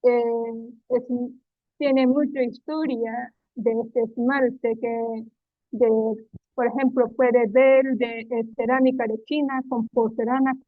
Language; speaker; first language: Spanish; non-native, learner; Japanese